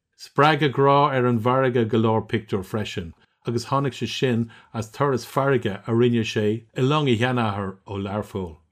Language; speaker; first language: Irish; non-native, local second language; English